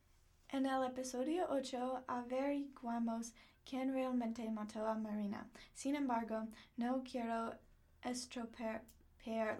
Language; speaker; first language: Spanish; non-native, learner; English